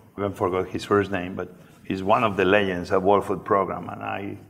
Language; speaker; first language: English; non-native, fluent; Spanish